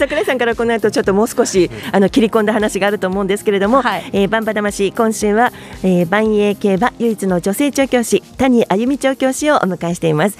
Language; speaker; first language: Japanese; native; Japanese